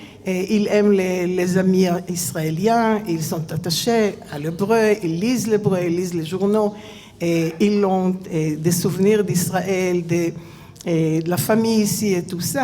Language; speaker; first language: French; non-native, fluent; Hebrew